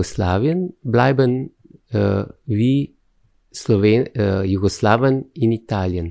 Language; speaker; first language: German; non-native, fluent; Slovenian